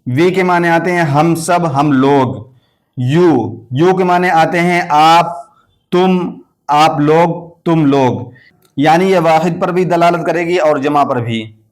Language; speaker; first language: Urdu; native; Urdu